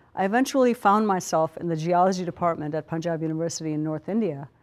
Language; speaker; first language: English; non-native, local second language; Punjabi